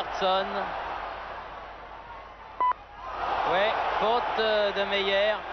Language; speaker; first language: French; native; French